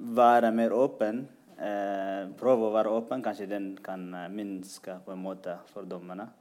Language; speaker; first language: Norwegian; non-native, fluent; Tigrinya